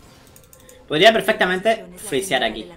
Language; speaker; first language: Spanish; native; Spanish